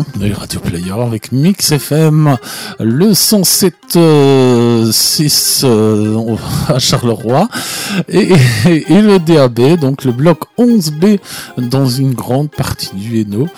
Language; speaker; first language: French; native; French